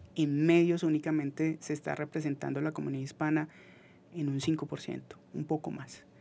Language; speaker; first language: Spanish; native; Spanish